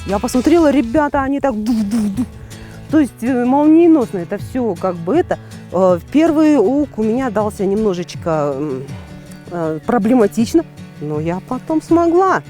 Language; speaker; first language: Russian; native; Russian